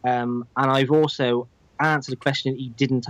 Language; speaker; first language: English; native; English